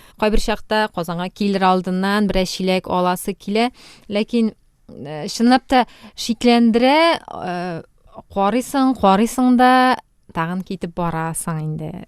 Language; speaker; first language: Tatar; native; Tatar